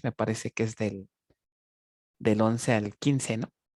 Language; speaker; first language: Spanish; native; Spanish